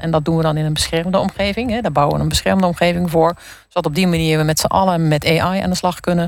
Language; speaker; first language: Dutch; native; Dutch